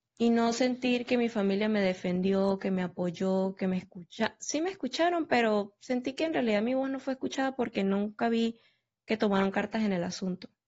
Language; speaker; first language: Spanish; native; Spanish